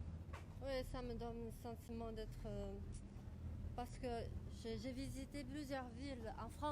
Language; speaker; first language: French; non-native, fluent; Chinese